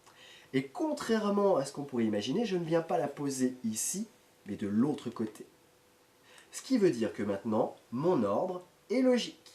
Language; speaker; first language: French; native; French